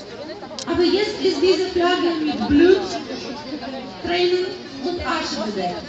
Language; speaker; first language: German; non-native, fluent; Ukrainian